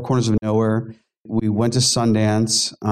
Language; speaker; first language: English; native; English